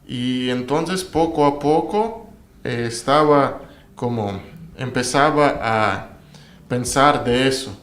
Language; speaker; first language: Spanish; non-native, learner; Russian